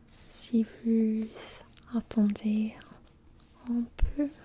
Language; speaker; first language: French; non-native, learner; English